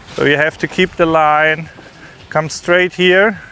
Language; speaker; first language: English; non-native, fluent; German